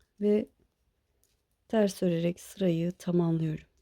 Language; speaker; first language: Turkish; native; Turkish